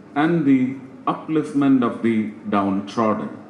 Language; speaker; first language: English; non-native, local second language; Malayalam